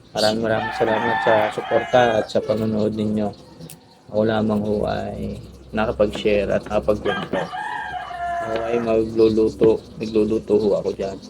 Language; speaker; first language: Filipino; native; Filipino